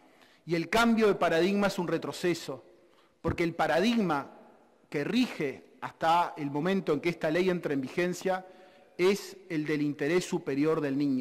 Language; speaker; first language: Spanish; native; Spanish